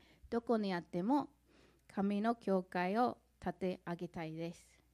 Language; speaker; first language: Japanese; non-native, fluent; English